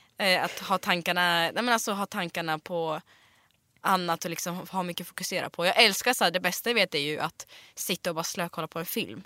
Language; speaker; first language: Swedish; early bilingual, other home language; Russian